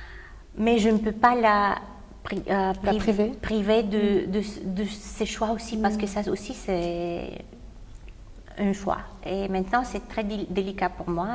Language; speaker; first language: French; non-native, fluent; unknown